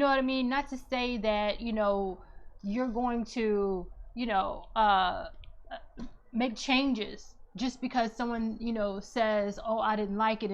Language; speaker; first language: English; native; English